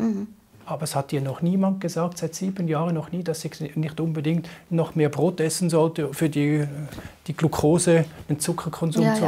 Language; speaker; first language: German; native; German